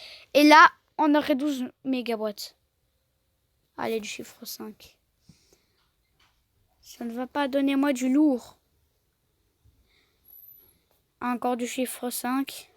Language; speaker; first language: French; native; French